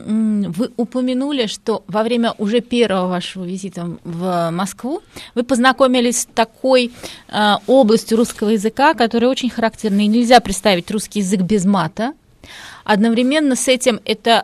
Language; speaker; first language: Russian; native; Russian